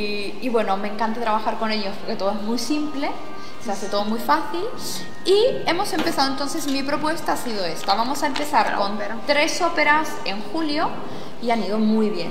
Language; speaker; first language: Spanish; non-native, fluent; Italian